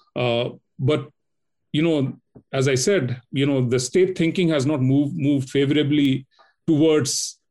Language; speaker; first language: English; non-native, local second language; Hindi